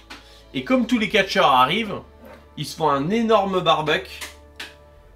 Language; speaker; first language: French; native; French